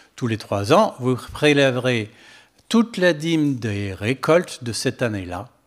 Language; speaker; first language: French; non-native, fluent; English